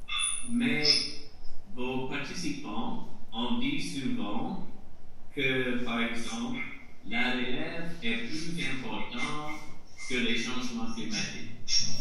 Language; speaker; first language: French; non-native, fluent; English